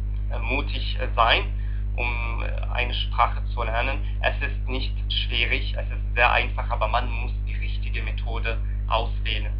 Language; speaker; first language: German; non-native, learner; Arabic